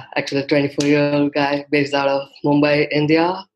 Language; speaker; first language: English; non-native, local second language; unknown